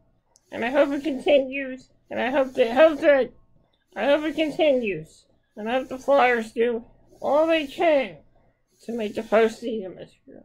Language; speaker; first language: English; native; English